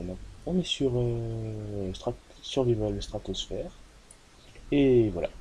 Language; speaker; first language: French; native; French